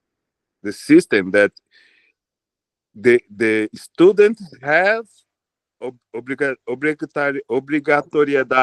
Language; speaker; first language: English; non-native, learner; Portuguese